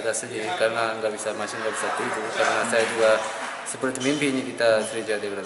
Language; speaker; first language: Indonesian; non-native, learner; Korean